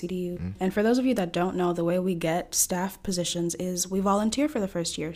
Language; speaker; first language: English; early bilingual, other home language; Haitian Creole